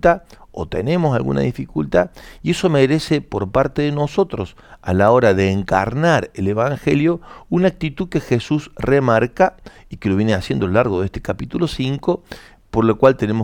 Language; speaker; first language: Spanish; native; Spanish